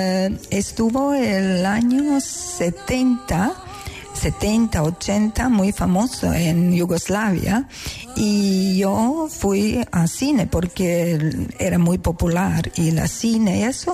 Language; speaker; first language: Spanish; non-native, learner; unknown